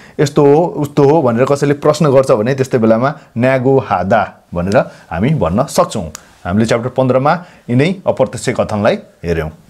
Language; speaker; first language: Nepali; non-native, local second language; Gurung